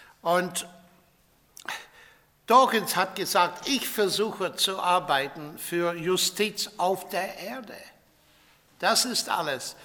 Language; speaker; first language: German; non-native, fluent; English